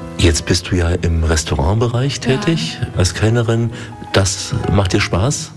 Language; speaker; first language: German; native; German